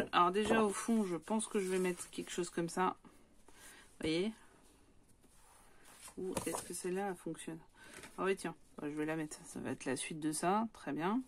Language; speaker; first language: French; native; French